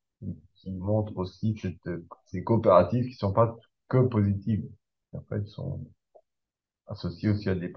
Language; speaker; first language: French; native; French